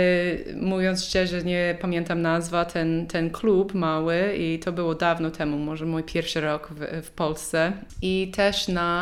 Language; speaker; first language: Polish; non-native, learner; English